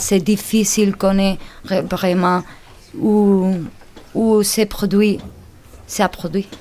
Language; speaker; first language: French; non-native, learner; Spanish